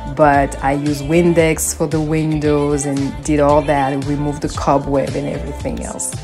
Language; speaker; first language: English; non-native, fluent; French